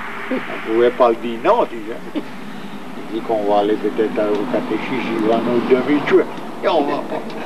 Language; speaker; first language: French; native; French